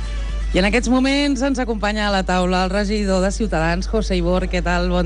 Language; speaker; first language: Catalan; native; Catalan